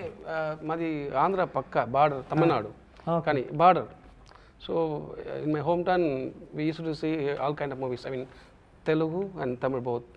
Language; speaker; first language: Telugu; non-native, learner; Tamil